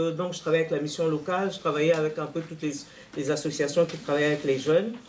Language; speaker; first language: French; non-native, local second language; Luba-Lulua